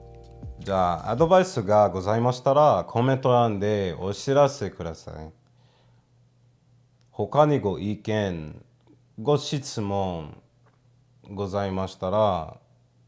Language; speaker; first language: Japanese; non-native, fluent; English